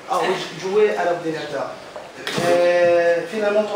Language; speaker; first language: French; non-native, fluent; Arabic